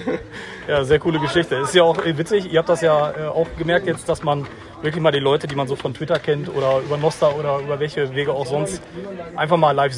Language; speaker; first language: German; native; German